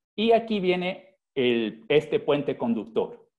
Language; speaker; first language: Spanish; native; Spanish